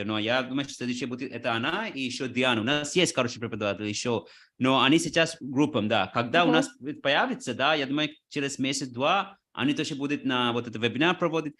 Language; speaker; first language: Russian; non-native, fluent; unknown